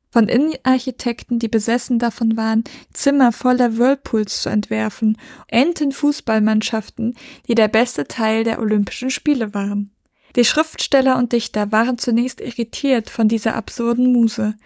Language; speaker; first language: German; native; German